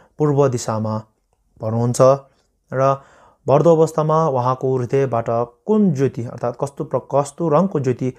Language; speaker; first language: Nepali; non-native, local second language; Sherpa